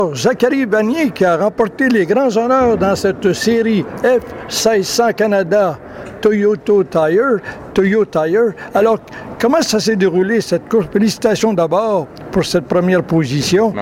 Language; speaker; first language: French; native; French